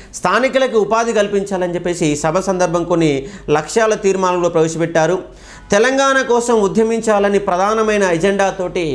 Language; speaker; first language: Telugu; native; Telugu